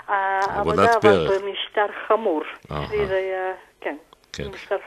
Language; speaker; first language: Hebrew; non-native, fluent; Russian